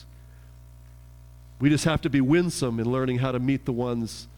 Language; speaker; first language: English; native; English